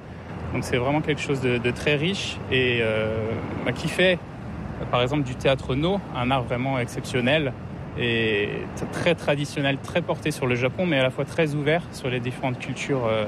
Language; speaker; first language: French; native; French